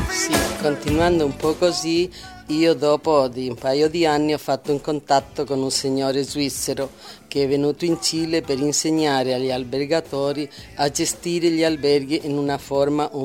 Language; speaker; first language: Italian; early bilingual, heritage; Italian